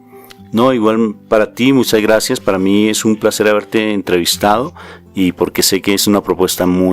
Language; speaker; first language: Spanish; native; Spanish